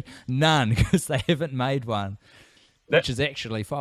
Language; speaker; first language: English; native; English